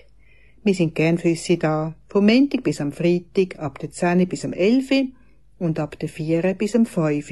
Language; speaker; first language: German; native; German